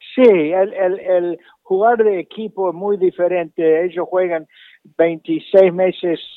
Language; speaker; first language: Spanish; native; Spanish